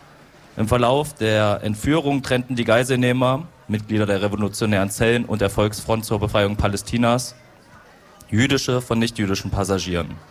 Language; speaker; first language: German; native; German